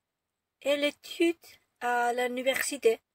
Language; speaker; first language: French; non-native, learner; Catalan